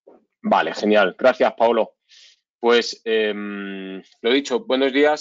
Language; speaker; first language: Spanish; native; Spanish